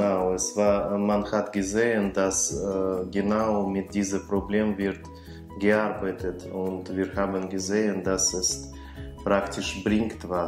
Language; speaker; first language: German; non-native, fluent; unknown